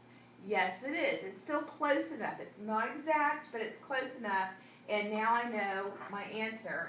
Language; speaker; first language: English; native; English